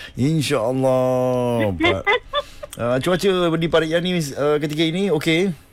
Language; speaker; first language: Malay; native; Malay